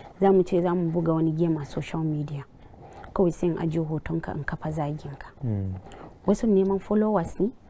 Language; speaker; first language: Hausa; non-native, local second language; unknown